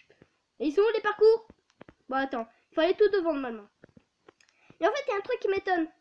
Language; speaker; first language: French; native; French